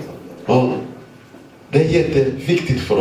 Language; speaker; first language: Swedish; non-native, fluent; Lingala